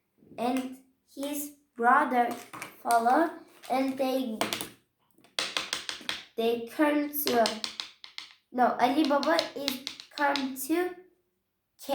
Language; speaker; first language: English; non-native, learner; Turkish